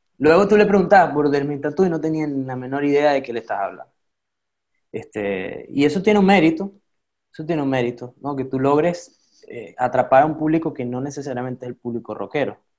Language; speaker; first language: Spanish; native; Spanish